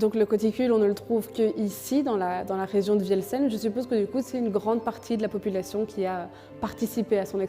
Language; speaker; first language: French; native; French